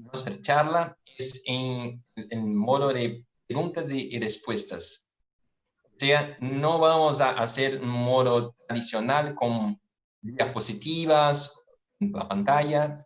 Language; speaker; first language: Spanish; non-native, fluent; Portuguese